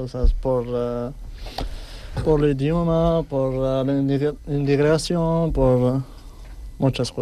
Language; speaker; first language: Spanish; non-native, learner; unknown